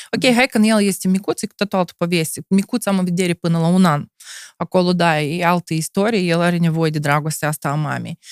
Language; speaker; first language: Romanian; non-native, local second language; Russian